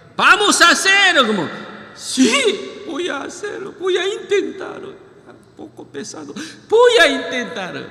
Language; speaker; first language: Spanish; non-native, learner; Korean